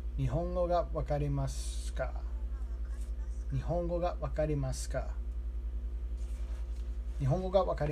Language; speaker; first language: Japanese; non-native, learner; English